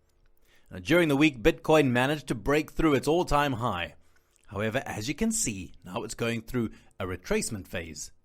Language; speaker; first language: English; non-native, fluent; Italian